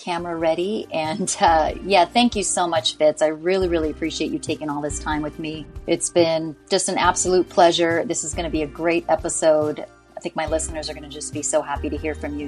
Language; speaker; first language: English; native; English